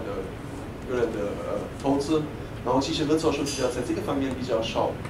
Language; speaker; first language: Chinese; non-native, fluent; German